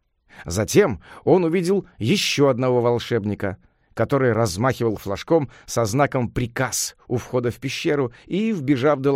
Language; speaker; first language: Russian; native; Russian